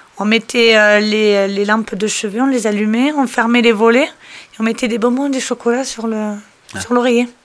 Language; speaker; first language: French; early bilingual, other home language; Portuguese